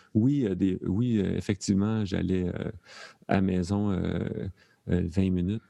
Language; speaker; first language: French; native; French